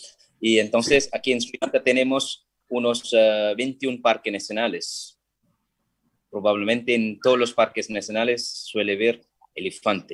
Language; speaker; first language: Spanish; non-native, fluent; Sinhala